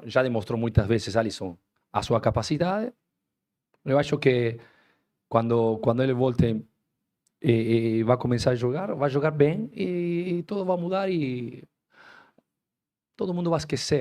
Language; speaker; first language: Portuguese; non-native, fluent; Spanish